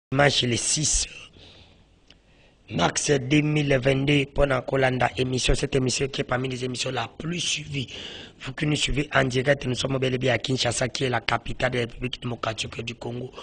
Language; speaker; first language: French; non-native, local second language; Lingala